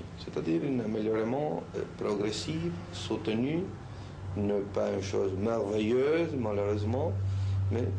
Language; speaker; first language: French; non-native, learner; Spanish